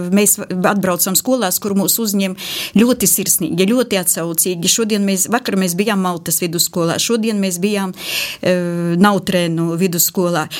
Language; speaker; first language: Latvian; non-native, fluent; Ukrainian